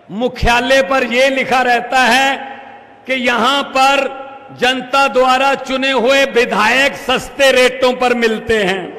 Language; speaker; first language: Hindi; native; Hindi